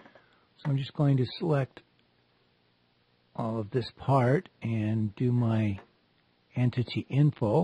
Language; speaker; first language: English; native; English